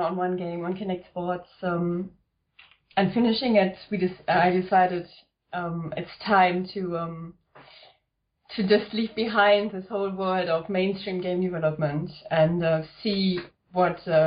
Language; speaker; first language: English; non-native, fluent; German